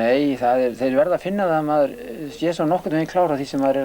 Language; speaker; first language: Icelandic; native; Icelandic